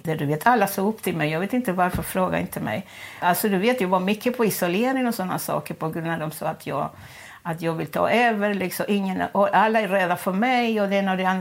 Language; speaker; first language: Swedish; non-native, fluent; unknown